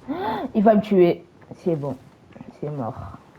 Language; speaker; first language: French; native; French